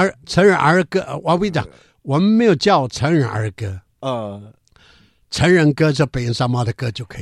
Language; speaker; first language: Chinese; non-native, local second language; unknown